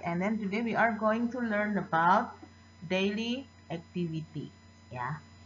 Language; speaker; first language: English; non-native, fluent; Indonesian